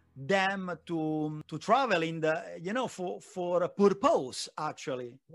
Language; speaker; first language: English; non-native, fluent; Italian